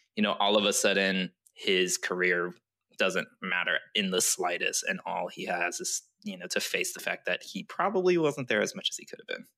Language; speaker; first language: English; early bilingual, other home language; Chinese